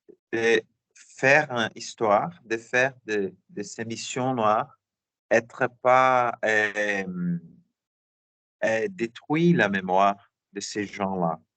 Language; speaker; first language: French; non-native, learner; Portuguese